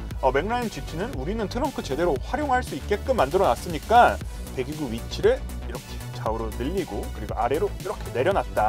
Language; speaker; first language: Korean; native; Korean